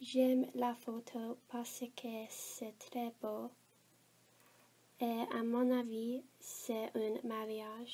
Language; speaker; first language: French; non-native, learner; English